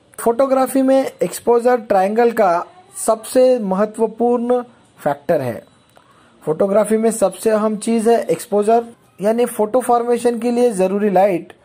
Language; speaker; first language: Hindi; non-native, local second language; Marathi